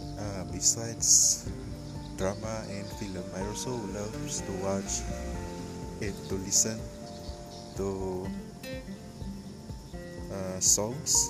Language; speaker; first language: English; non-native, local second language; Malay